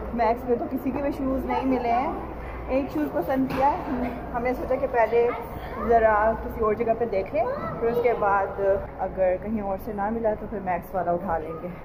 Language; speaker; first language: Urdu; native; Urdu